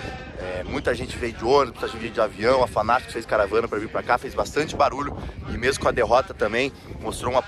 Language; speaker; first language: Portuguese; native; Portuguese